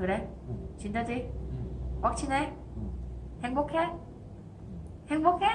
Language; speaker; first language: Korean; non-native, learner; Thai